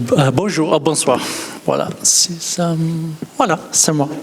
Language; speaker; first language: French; non-native, learner; Dutch